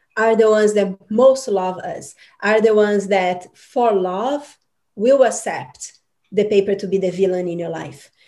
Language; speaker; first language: English; non-native, fluent; Portuguese